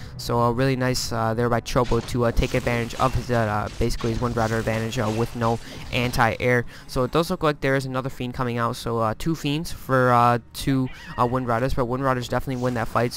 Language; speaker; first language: English; native; English